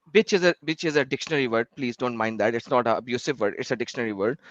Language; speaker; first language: English; non-native, local second language; Urdu